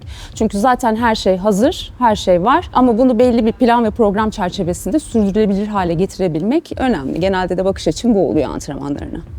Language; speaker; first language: Turkish; native; Turkish